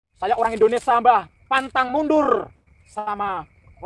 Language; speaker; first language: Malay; non-native, local second language; Javanese